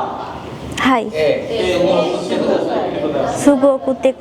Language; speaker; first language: Japanese; non-native, fluent; Bangla